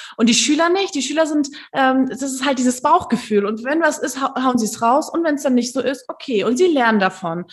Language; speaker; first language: German; early bilingual, other home language; Turkish